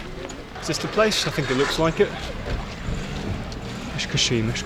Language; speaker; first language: English; native; English